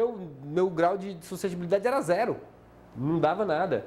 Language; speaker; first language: Portuguese; native; Portuguese